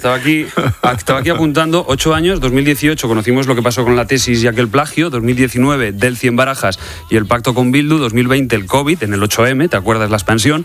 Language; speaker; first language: Spanish; native; Spanish